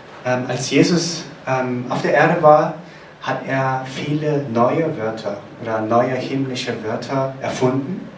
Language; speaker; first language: German; non-native, fluent; Korean